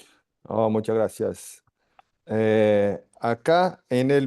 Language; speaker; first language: Spanish; non-native, fluent; Portuguese